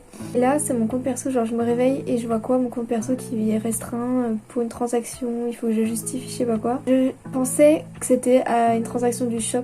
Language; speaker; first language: French; native; French